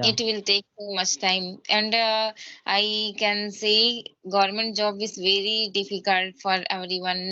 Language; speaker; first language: English; non-native, learner; Hindi